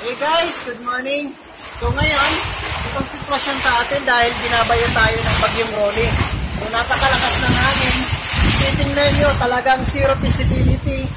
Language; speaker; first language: Filipino; non-native, local second language; Bikol